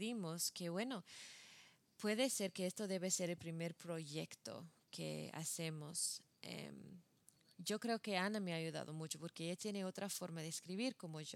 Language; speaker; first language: Spanish; non-native, fluent; English